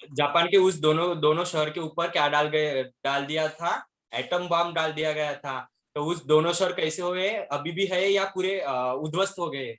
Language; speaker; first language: Hindi; non-native, local second language; Marathi